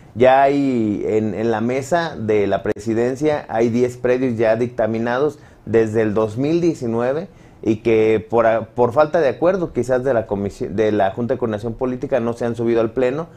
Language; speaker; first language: Spanish; native; Spanish